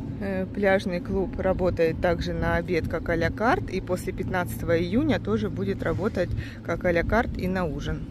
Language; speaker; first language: Russian; native; Russian